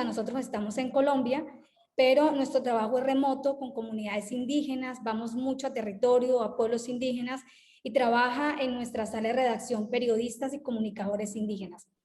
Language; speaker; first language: Spanish; native; Spanish